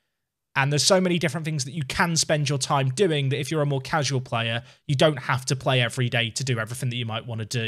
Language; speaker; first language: English; native; English